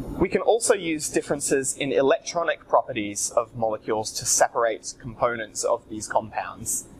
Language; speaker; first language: English; native; English